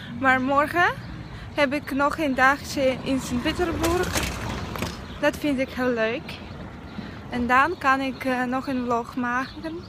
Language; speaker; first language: Dutch; non-native, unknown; Russian